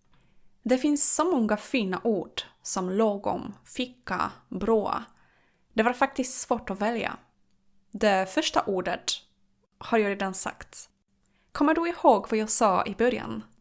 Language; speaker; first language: Swedish; non-native, fluent; Polish